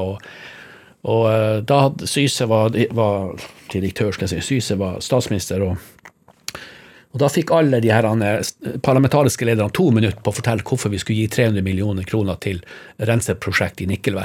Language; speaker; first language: Norwegian; native; Norwegian